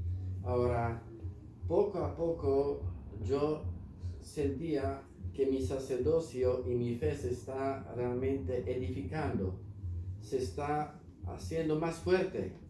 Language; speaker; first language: Spanish; non-native, fluent; Slovak